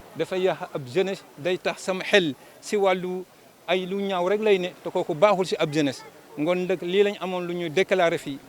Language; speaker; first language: Wolof; native; Wolof